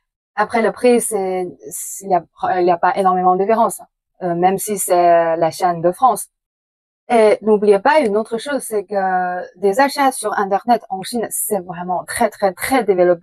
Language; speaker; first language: French; non-native, fluent; Chinese